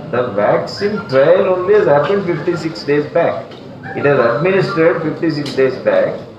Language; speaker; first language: English; non-native, local second language; Kannada